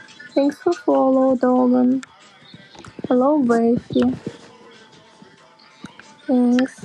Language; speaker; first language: English; non-native, learner; Russian